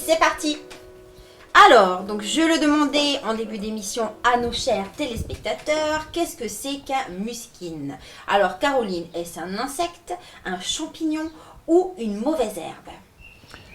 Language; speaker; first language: French; native; French